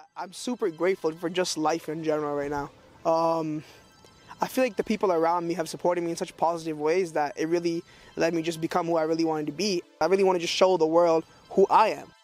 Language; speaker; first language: English; native; English